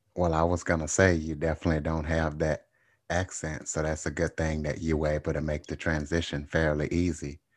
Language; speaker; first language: English; native; English